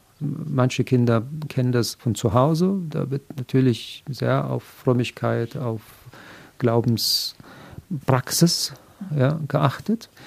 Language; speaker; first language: German; non-native, fluent; Arabic